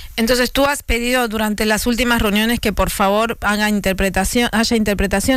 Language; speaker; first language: Spanish; native; Spanish